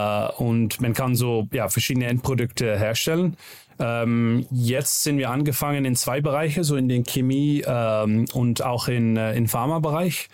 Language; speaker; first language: German; non-native, learner; Dutch